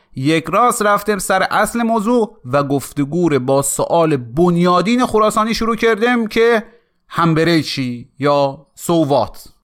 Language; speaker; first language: Persian; native; Persian